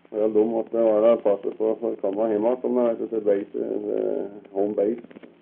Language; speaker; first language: Norwegian; early bilingual, heritage; Norwegian